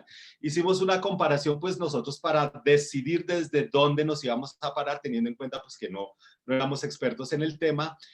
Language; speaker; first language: Spanish; native; Spanish